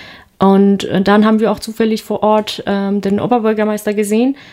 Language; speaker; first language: German; non-native, fluent; Ukrainian